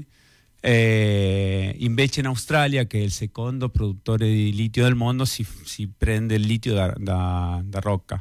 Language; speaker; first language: Italian; non-native, fluent; Spanish